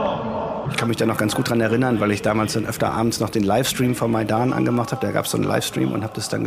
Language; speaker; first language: German; native; German